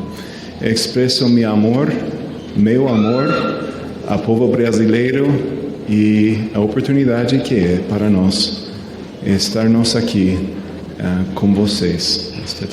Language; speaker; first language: Portuguese; non-native, learner; Spanish